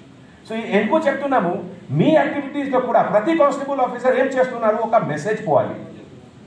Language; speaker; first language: Telugu; non-native, fluent; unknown